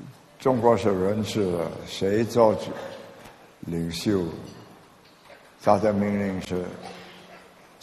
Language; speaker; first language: Chinese; non-native, local second language; English